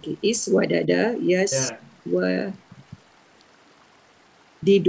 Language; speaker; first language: Arabic; non-native, learner; Malay